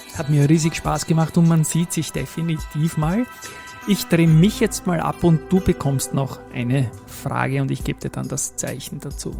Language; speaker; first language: German; native; German